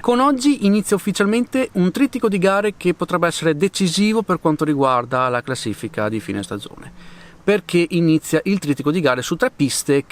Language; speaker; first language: Italian; native; Italian